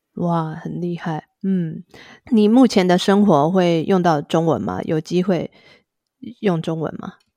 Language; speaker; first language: Chinese; native; Chinese